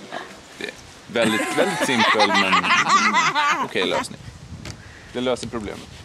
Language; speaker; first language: Swedish; native; Swedish